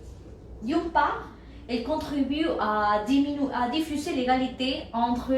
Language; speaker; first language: French; non-native, learner; Spanish